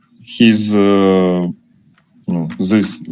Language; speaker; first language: English; non-native, learner; Russian